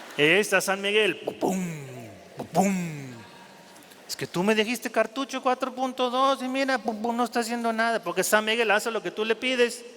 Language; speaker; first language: Spanish; non-native, fluent; German